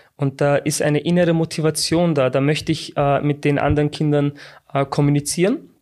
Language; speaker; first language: German; native; German